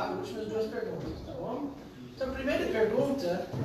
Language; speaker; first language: Portuguese; non-native, fluent; English